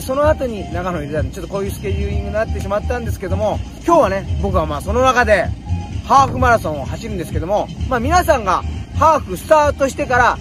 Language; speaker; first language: Japanese; native; Japanese